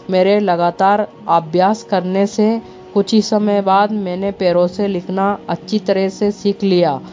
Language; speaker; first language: Hindi; native; Hindi